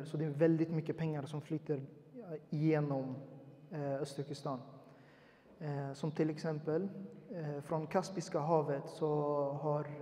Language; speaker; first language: Swedish; early bilingual, other home language; Uyghur